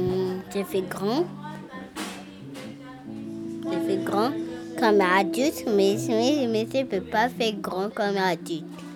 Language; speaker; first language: French; non-native, learner; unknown